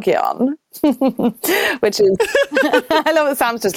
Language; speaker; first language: English; native; English